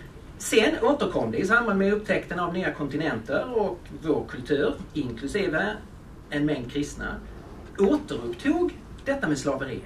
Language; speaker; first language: Swedish; native; Swedish